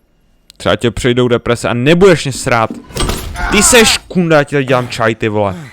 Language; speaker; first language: Czech; native; Czech